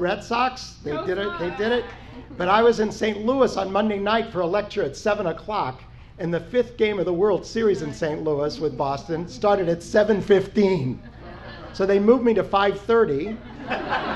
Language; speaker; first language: English; native; English